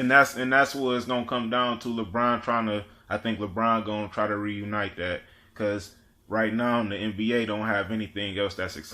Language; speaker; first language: English; native; English